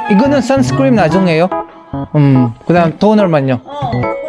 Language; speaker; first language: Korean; non-native, learner; Filipino